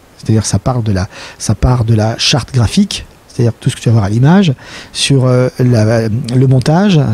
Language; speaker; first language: French; native; French